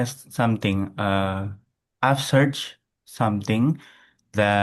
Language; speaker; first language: English; non-native, learner; Indonesian